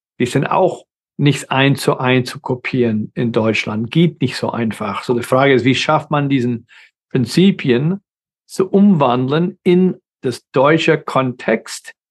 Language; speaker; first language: German; non-native, fluent; English